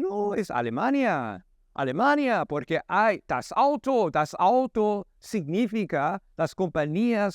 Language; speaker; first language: Spanish; non-native, learner; English